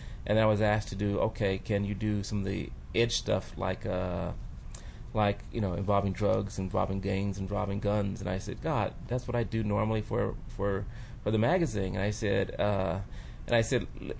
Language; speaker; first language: English; native; English